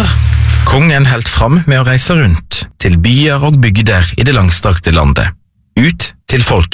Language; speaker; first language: Norwegian; native; Norwegian